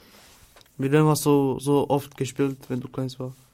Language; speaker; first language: German; non-native, learner; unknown